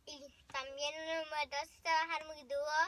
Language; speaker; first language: Spanish; early bilingual, other home language; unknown